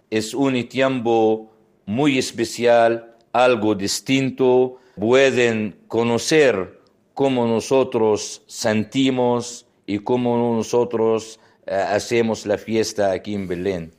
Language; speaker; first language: Spanish; non-native, fluent; Arabic